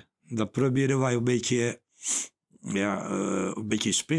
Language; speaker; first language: Dutch; non-native, learner; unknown